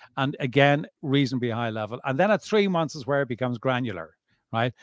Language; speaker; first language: English; native; English